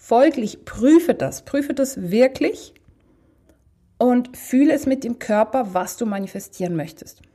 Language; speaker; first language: German; native; German